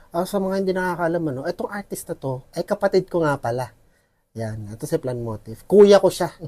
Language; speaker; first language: Filipino; non-native, local second language; Waray